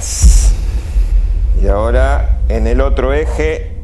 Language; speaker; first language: Spanish; native; Spanish